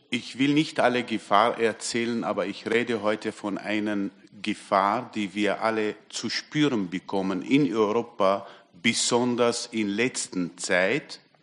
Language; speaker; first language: German; non-native, fluent; Armenian